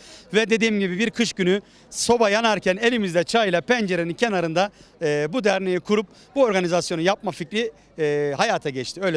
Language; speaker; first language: Turkish; native; Turkish